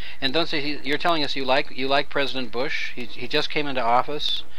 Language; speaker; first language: English; native; English